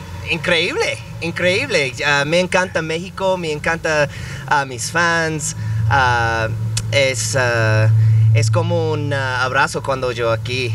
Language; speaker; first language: Spanish; non-native, learner; English